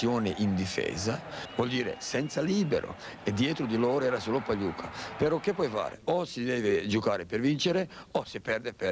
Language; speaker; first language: Italian; non-native, fluent; Serbian